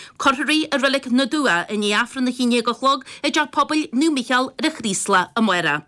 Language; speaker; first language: Irish; native; Irish